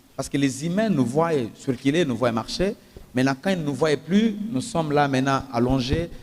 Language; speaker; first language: French; non-native, local second language; Swahili